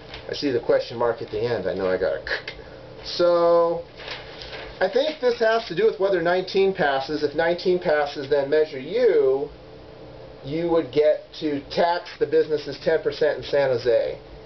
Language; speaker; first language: English; native; English